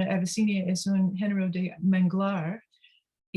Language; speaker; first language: Spanish; non-native, learner; English